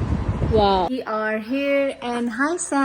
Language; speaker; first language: English; non-native, local second language; Urdu